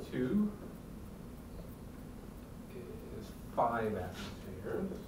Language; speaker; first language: English; native; English